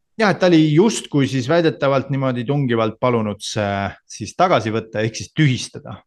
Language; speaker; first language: Estonian; native; Estonian